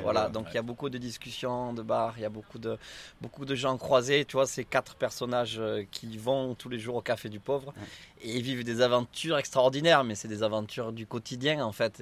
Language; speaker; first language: French; native; French